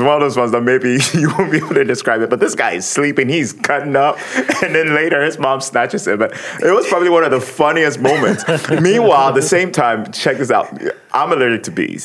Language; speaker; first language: English; non-native, local second language; Akan